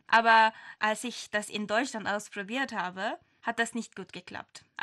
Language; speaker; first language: German; non-native, fluent; Turkish